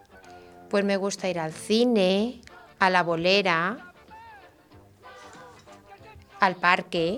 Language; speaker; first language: Spanish; native; Spanish